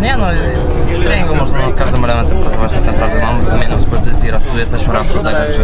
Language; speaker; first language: Polish; native; Polish